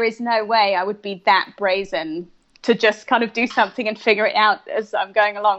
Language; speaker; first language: English; native; English